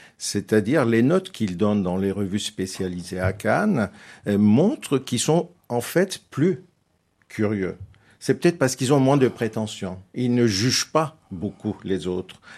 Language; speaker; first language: French; non-native, fluent; Turkish